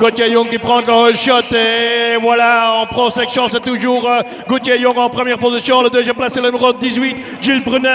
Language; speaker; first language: French; non-native, local second language; Dutch